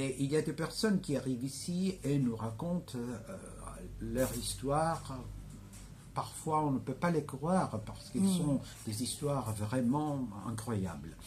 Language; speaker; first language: French; non-native, fluent; Greek